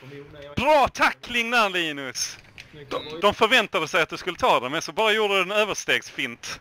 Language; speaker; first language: Swedish; native; Swedish